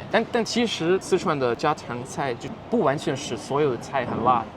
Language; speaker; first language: Chinese; non-native, fluent; Dutch